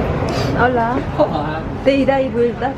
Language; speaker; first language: Spanish; non-native, learner; Korean